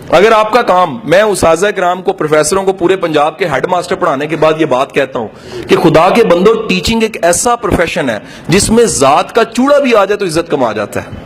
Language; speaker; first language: Urdu; non-native, local second language; Punjabi